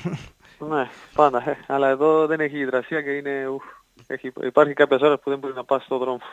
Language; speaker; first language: Greek; non-native, fluent; Spanish